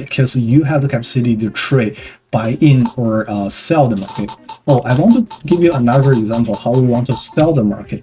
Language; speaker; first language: English; non-native, fluent; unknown